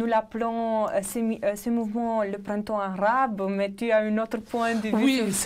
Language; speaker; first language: French; non-native, fluent; Romanian